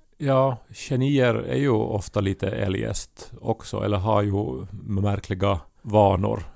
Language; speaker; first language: Swedish; native; Swedish